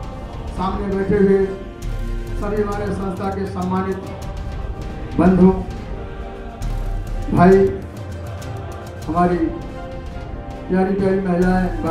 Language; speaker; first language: Hindi; native; Hindi